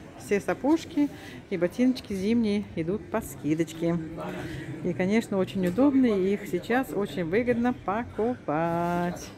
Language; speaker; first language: Russian; native; Russian